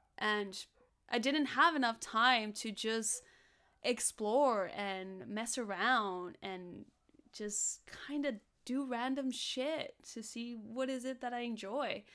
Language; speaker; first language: English; early bilingual, other home language; Spanish